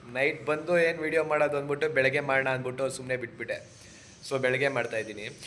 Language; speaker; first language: Kannada; non-native, local second language; Marwari